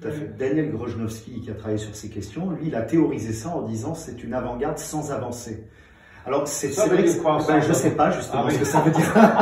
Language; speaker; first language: French; native; French